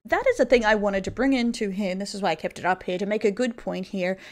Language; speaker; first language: English; native; English